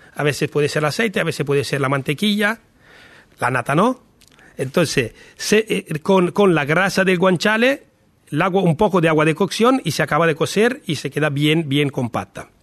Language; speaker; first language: Spanish; non-native, fluent; Italian